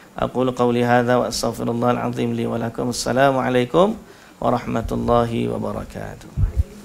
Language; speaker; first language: Arabic; non-native, fluent; Malay